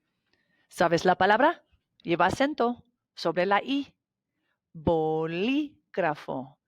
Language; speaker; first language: Spanish; non-native, fluent; English